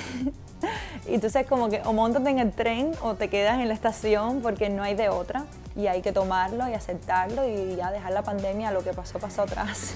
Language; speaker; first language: Spanish; native; Spanish